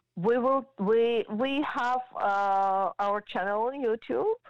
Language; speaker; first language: English; non-native, fluent; Georgian